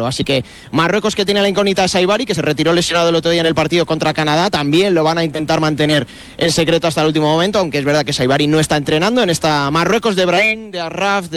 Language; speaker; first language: Spanish; native; Spanish